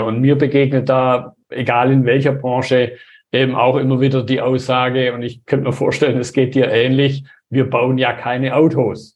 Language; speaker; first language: German; native; German